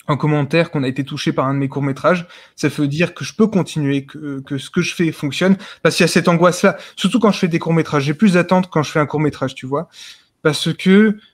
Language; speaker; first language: French; native; French